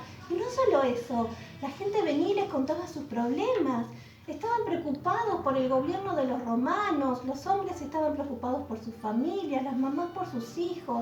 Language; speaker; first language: Spanish; native; Spanish